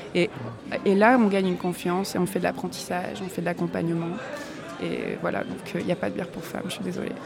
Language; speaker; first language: French; native; French